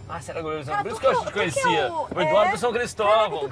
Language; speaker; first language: Portuguese; native; Portuguese